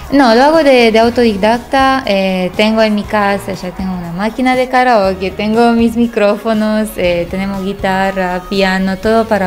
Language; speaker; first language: Spanish; non-native, fluent; Romanian